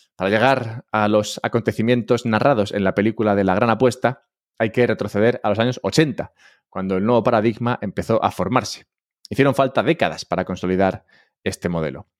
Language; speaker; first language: Spanish; native; Spanish